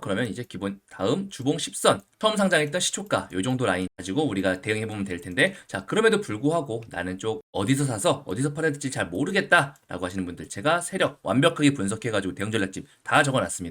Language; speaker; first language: Korean; native; Korean